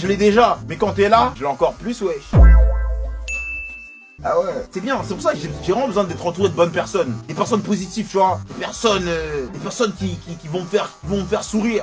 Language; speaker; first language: French; native; French